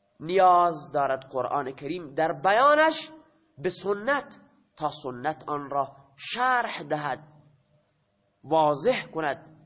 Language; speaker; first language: Persian; non-native, local second language; Baluchi